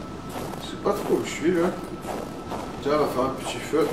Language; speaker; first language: French; native; French